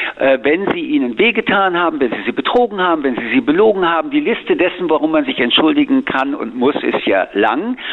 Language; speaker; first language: German; early bilingual, other home language; French